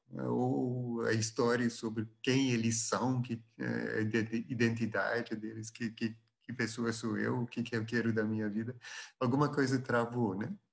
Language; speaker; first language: Portuguese; non-native, fluent; Dutch